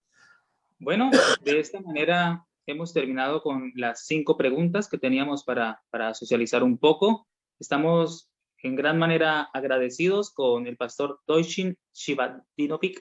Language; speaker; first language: Spanish; native; Spanish